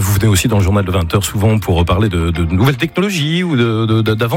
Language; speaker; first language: French; native; French